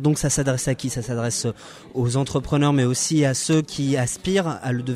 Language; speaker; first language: French; native; French